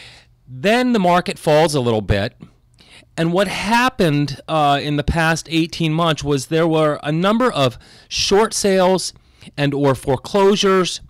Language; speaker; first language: English; native; English